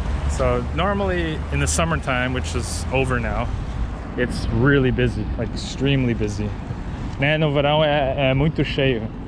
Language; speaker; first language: English; native; English